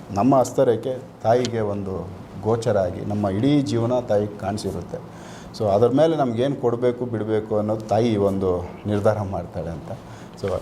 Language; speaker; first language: Kannada; native; Kannada